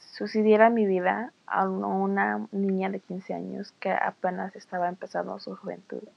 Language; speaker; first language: Spanish; early bilingual, heritage; Spanish